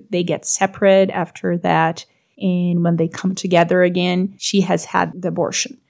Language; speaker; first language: English; non-native, fluent; Portuguese